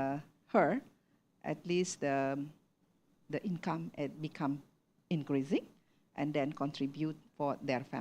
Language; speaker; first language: English; non-native, learner; Indonesian